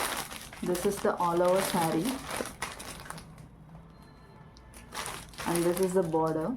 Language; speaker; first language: English; non-native, local second language; Telugu